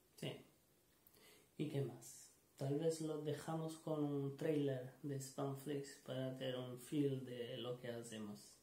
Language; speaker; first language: Spanish; non-native, learner; Portuguese